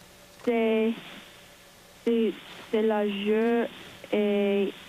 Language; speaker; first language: French; non-native, learner; English